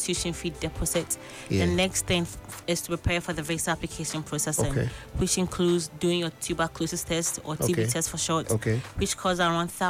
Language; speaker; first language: English; non-native, local second language; Akan